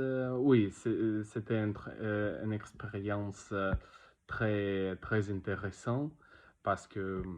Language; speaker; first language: French; non-native, learner; Russian